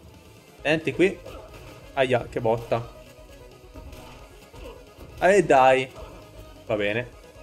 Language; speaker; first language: Italian; native; Italian